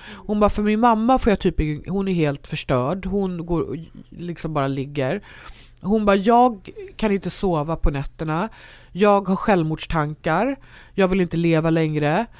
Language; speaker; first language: Swedish; native; Swedish